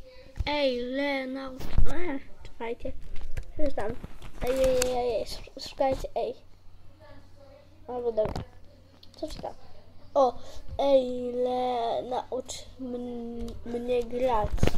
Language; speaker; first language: Polish; native; Polish